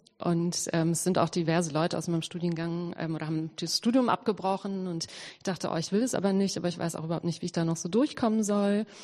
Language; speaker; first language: German; early bilingual, other home language; Serbian